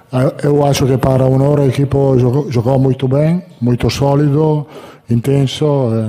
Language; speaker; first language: Portuguese; non-native, learner; Italian